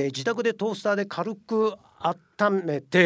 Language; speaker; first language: Japanese; native; Japanese